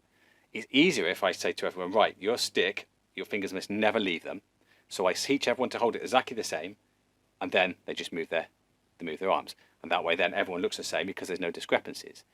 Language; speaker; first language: English; native; English